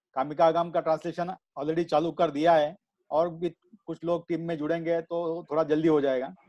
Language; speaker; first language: Hindi; non-native, local second language; Marathi